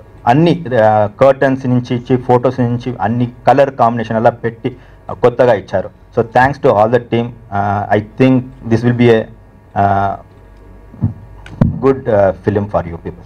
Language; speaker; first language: Telugu; non-native, learner; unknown